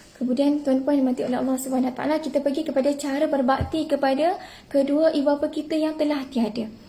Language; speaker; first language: Malay; native; Malay